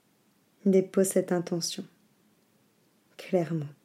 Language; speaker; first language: French; native; French